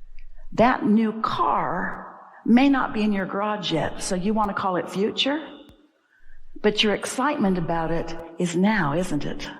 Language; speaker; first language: English; native; English